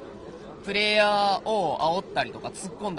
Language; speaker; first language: Japanese; native; Japanese